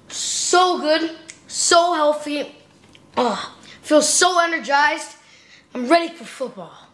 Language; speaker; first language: English; native; English